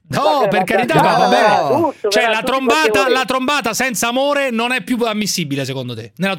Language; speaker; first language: Italian; native; Italian